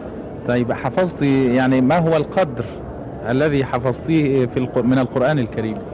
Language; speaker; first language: Arabic; native; Arabic